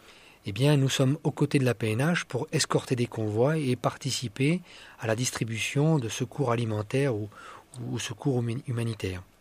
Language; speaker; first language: French; native; French